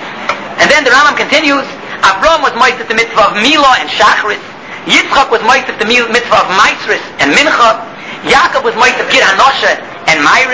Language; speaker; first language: English; native; English